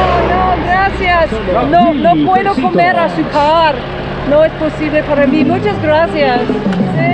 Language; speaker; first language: Spanish; non-native, learner; English